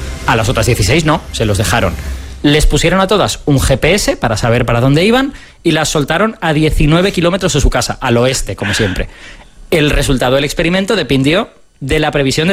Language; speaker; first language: Spanish; native; Spanish